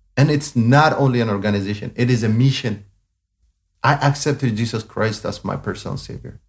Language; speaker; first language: English; non-native, fluent; Amharic